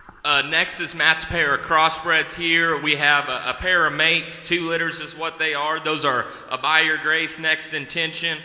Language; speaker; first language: English; native; English